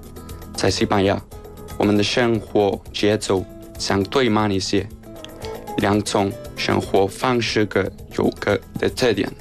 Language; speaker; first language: Chinese; non-native, fluent; Spanish